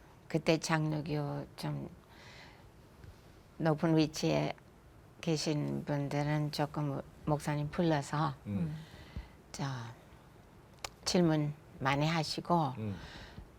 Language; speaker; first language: Korean; non-native, fluent; English